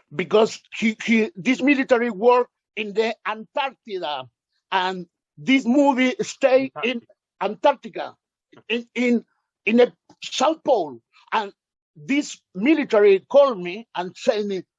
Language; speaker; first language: English; non-native, learner; Spanish